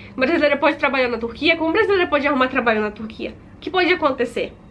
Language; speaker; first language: Portuguese; native; Portuguese